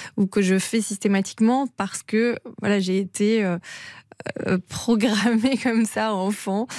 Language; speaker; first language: French; native; French